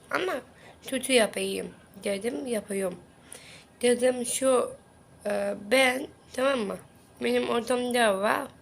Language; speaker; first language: Turkish; non-native, learner; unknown